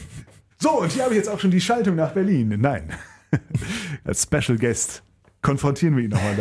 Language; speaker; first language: German; native; German